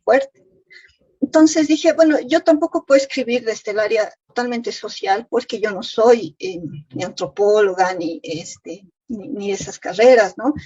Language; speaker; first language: Spanish; native; Spanish